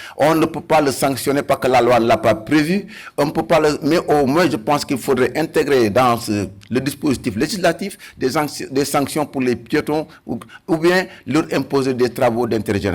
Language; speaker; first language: French; non-native, local second language; Wolof